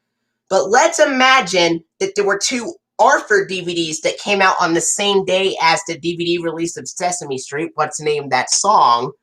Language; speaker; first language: English; native; English